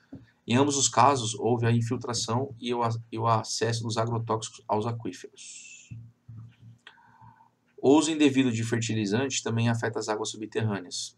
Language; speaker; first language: Portuguese; native; Portuguese